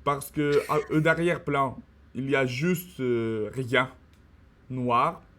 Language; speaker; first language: French; non-native, learner; Russian